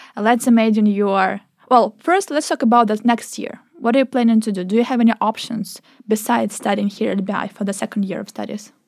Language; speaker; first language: English; non-native, fluent; Ukrainian